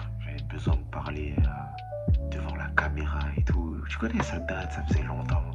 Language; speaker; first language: French; native; French